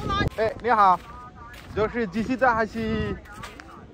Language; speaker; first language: Chinese; non-native, learner; Bangla